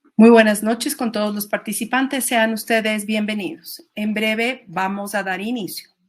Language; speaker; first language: Spanish; native; Spanish